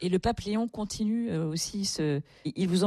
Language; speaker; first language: French; native; French